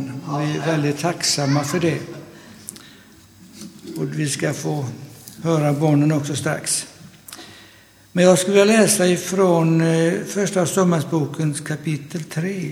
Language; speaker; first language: Swedish; native; Swedish